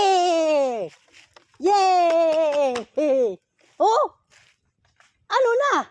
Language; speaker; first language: Filipino; non-native, local second language; Cebuano